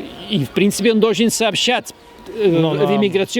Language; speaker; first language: Russian; non-native, fluent; Spanish